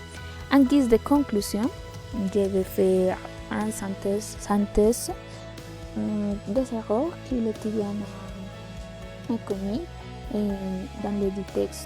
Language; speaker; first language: French; non-native, learner; Spanish